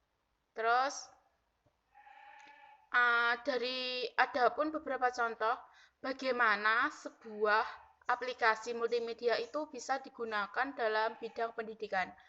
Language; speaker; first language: Indonesian; native; Indonesian